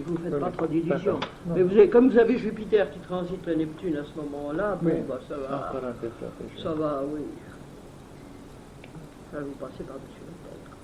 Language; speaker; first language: French; native; French